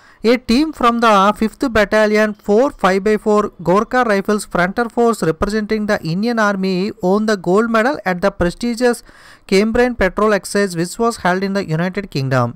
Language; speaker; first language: English; non-native, local second language; Telugu